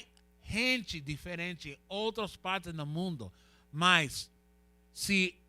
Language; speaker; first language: Portuguese; non-native, learner; Spanish